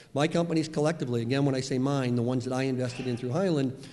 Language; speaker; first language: English; native; English